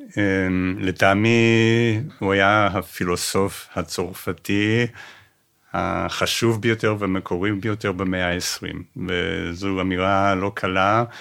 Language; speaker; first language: Hebrew; non-native, fluent; English